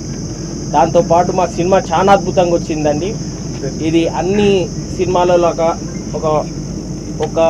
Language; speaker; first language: Telugu; native; Telugu